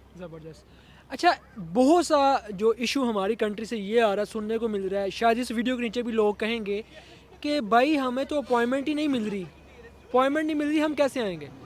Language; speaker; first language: Urdu; native; Urdu